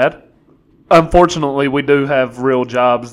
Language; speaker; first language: English; native; English